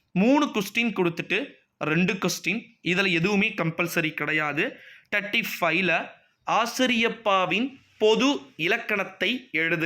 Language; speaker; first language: Tamil; native; Tamil